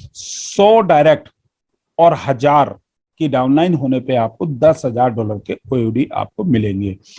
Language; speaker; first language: Hindi; native; Hindi